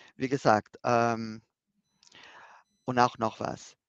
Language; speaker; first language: German; non-native, fluent; Spanish